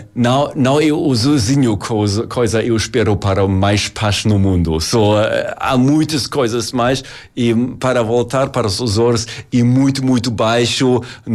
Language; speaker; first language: Portuguese; non-native, learner; German